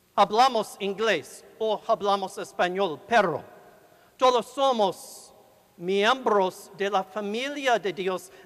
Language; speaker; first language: Spanish; non-native, learner; English